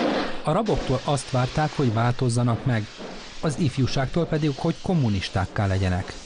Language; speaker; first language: Hungarian; native; Hungarian